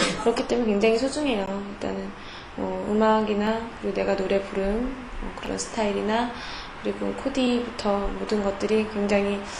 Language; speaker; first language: Korean; native; Korean